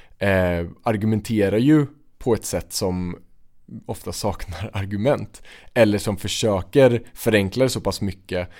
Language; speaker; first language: Swedish; native; Swedish